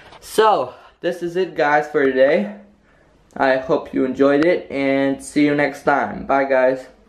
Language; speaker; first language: English; non-native, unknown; Polish